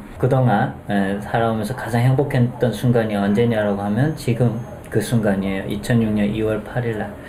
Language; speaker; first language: Korean; native; Korean